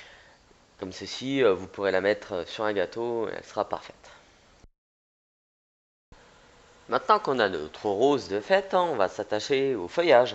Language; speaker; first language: French; native; French